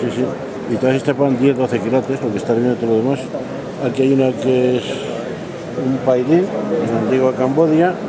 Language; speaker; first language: Spanish; native; Spanish